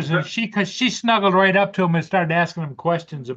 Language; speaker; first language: English; native; English